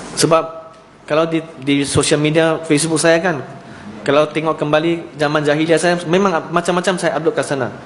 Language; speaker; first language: Malay; non-native, local second language; Chinese